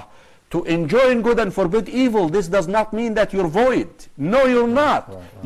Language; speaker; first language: English; non-native, fluent; Arabic